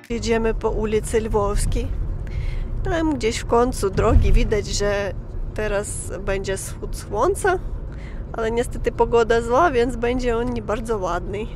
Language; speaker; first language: Polish; non-native, learner; Ukrainian